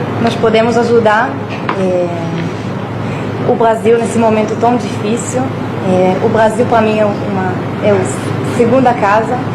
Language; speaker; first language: Portuguese; early bilingual, heritage; Hebrew